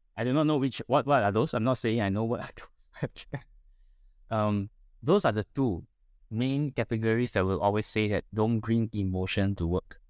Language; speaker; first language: English; non-native, local second language; Min Nan Chinese